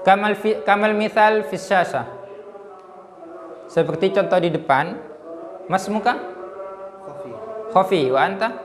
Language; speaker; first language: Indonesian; native; Indonesian